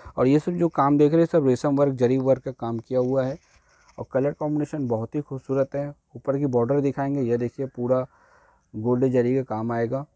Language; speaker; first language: Hindi; native; Hindi